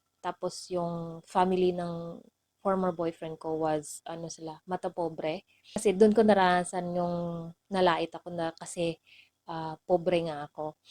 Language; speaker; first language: Filipino; non-native, local second language; Cebuano